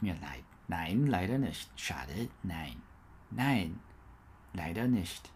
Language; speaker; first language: German; non-native, learner; English